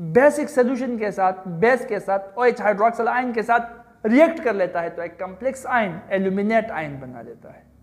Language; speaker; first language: Urdu; non-native, local second language; Pashto